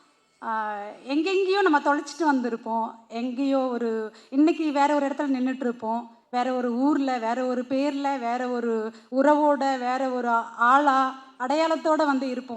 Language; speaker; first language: Tamil; native; Tamil